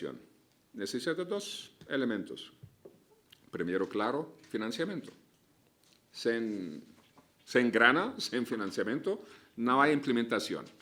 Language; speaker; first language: Spanish; non-native, fluent; Arabic